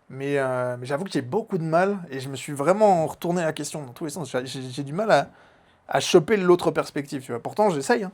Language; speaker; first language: French; native; French